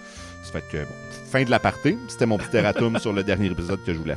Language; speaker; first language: French; native; French